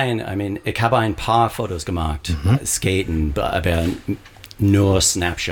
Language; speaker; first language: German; non-native, learner; English